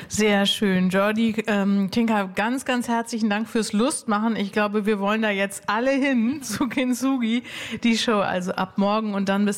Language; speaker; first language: German; native; German